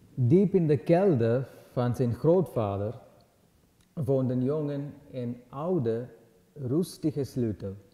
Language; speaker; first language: Dutch; non-native, learner; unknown